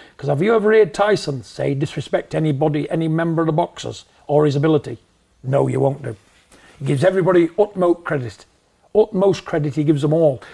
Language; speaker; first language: English; native; English